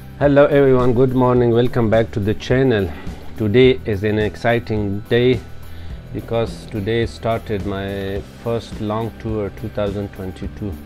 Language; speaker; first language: English; non-native, learner; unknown